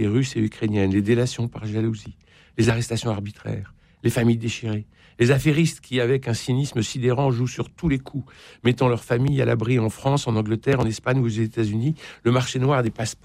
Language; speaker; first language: French; native; French